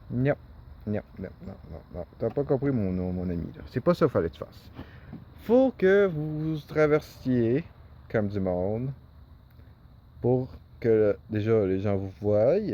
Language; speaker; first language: French; native; French